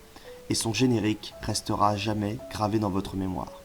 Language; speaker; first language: French; native; French